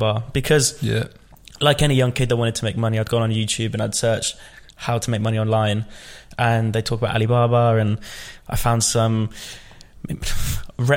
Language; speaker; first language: English; native; English